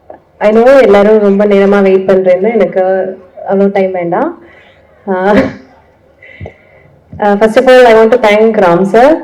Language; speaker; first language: Tamil; non-native, learner; Malayalam